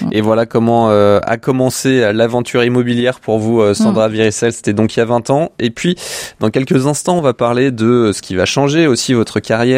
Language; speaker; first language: French; native; French